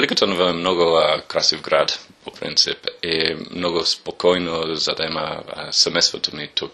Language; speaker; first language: Bulgarian; non-native, learner; English